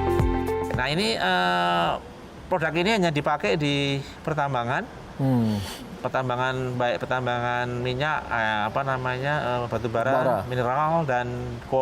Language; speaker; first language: Indonesian; native; Indonesian